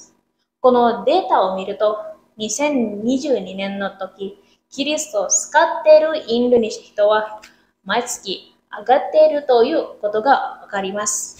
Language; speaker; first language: Japanese; non-native, learner; Indonesian